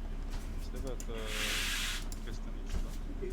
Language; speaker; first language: Russian; non-native, learner; English